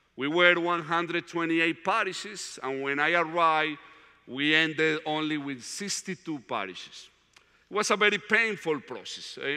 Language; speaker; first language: English; non-native, fluent; Spanish